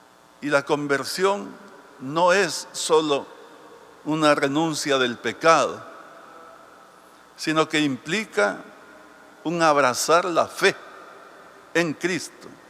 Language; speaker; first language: Spanish; native; Spanish